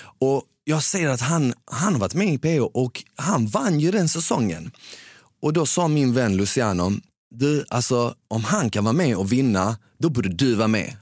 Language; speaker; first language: Swedish; early bilingual, other home language; Bosnian